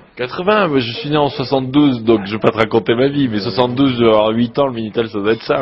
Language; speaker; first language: French; native; French